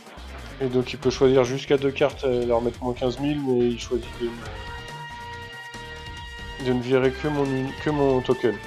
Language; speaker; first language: French; native; French